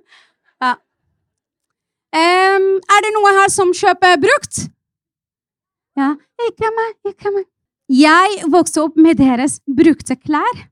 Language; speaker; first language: Norwegian; non-native, fluent; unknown